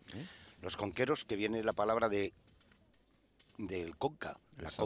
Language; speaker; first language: Spanish; native; Spanish